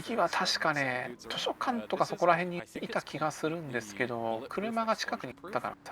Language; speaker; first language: Japanese; native; Japanese